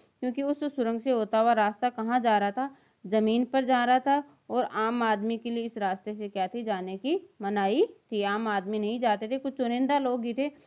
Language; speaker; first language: Hindi; native; Hindi